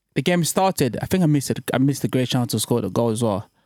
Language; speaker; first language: English; early bilingual, other home language; French